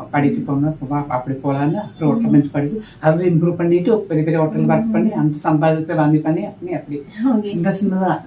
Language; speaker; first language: Tamil; non-native, local second language; Malayalam